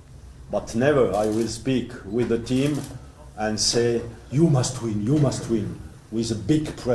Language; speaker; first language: English; non-native, learner; French